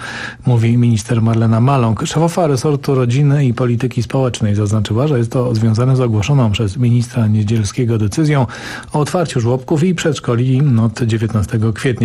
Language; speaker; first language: Polish; native; Polish